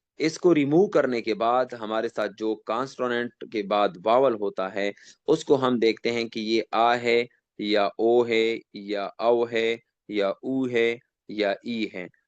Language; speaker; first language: Urdu; non-native, local second language; Pashto